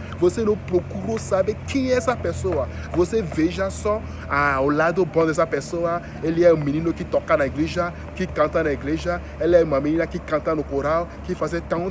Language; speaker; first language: Portuguese; non-native, fluent; French